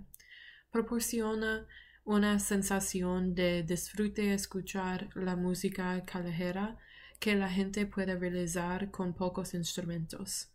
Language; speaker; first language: Spanish; non-native, learner; English